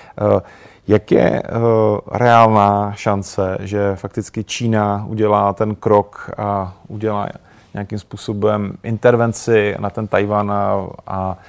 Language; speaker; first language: Czech; native; Czech